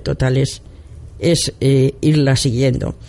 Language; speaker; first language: Spanish; native; Spanish